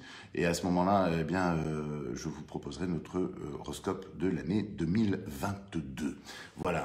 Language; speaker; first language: French; native; French